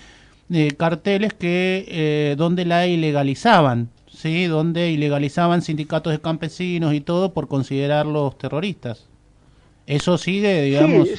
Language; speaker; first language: Spanish; native; Spanish